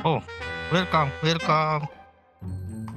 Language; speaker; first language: English; non-native, learner; Japanese